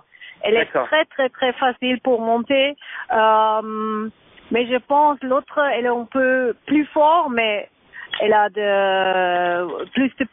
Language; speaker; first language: French; non-native, learner; German